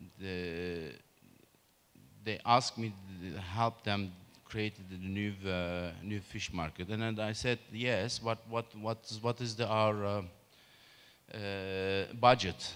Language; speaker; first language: English; non-native, learner; Turkish